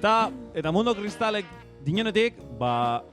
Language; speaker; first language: Basque; native; Basque